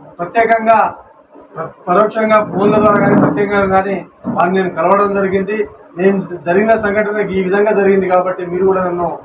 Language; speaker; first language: Telugu; non-native, local second language; Lambadi